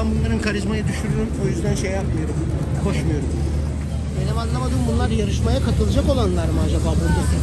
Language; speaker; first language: Turkish; native; Turkish